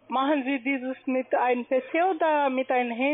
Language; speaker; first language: German; non-native, fluent; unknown